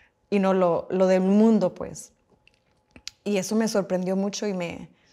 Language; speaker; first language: Spanish; early bilingual, heritage; Spanish